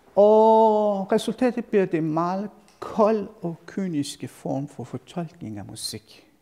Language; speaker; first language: Danish; non-native, fluent; Persian